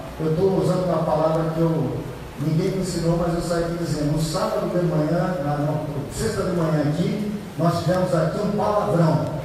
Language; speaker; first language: Portuguese; native; Portuguese